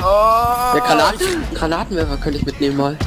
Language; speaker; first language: German; native; German